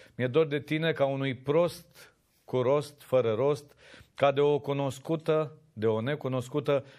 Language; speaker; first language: Romanian; native; Romanian